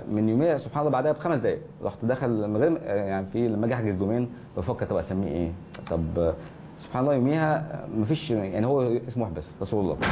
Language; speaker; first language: Arabic; native; Arabic